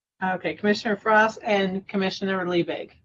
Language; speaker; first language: English; native; English